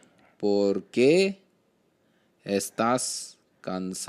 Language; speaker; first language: Spanish; non-native, learner; Hindi